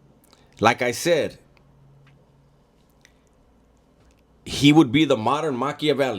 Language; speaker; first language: English; native; English